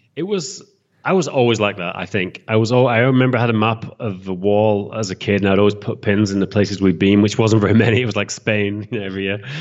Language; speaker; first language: English; native; English